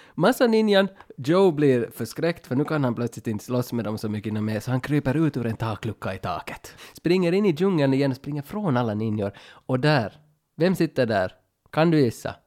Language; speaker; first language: Swedish; native; Swedish